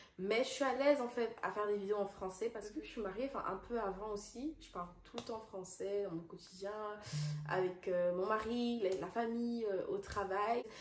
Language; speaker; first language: French; non-native, fluent; Dutch